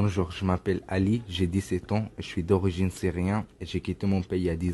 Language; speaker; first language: French; early bilingual, other home language; Arabic